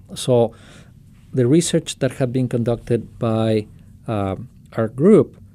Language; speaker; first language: English; non-native, fluent; Spanish